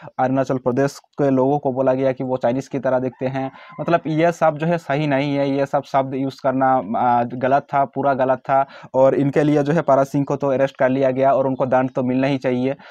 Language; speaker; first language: Hindi; native; Hindi